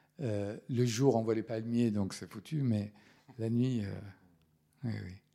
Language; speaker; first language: French; non-native, fluent; Persian